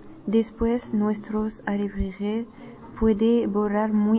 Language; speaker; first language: Spanish; non-native, learner; French